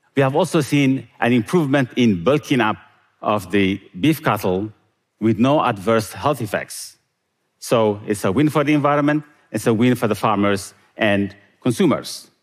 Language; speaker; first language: English; non-native, fluent; Tigrinya